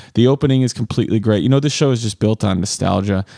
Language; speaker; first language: English; native; English